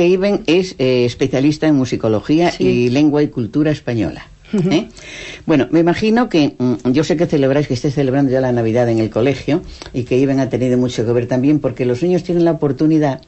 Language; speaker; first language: Spanish; native; Spanish